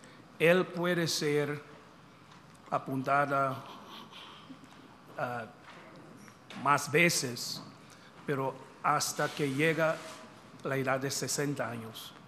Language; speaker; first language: Spanish; non-native, fluent; English